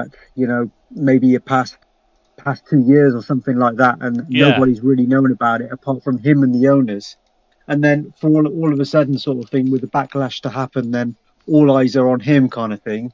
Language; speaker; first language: English; native; English